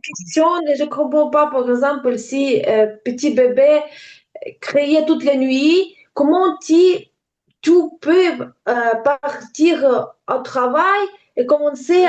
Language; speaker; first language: French; non-native, learner; Ukrainian